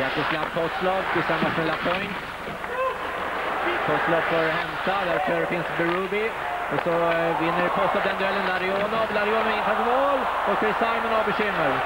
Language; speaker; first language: Swedish; native; Swedish